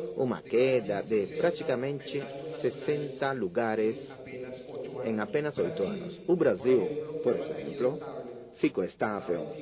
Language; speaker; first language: Portuguese; non-native, fluent; Spanish